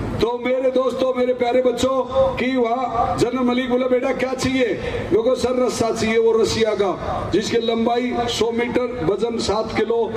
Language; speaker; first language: Hindi; native; Hindi